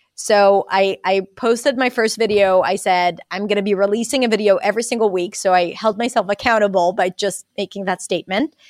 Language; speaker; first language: English; non-native, fluent; Hebrew